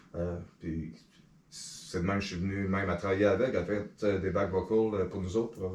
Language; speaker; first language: French; native; French